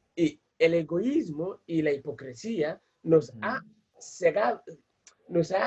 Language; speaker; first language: Spanish; non-native, fluent; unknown